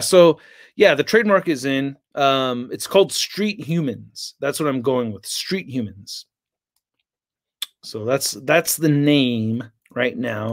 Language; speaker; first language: English; native; English